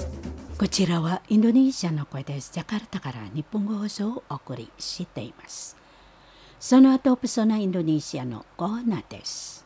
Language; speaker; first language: Japanese; non-native, fluent; Indonesian